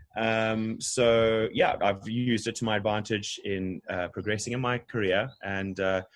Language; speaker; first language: English; native; English